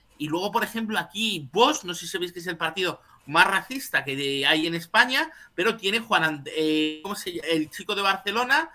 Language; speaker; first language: Spanish; native; Spanish